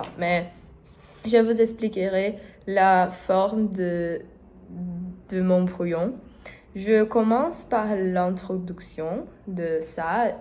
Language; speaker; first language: French; non-native, learner; Portuguese